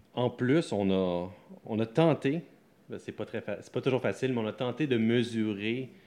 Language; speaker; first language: French; native; French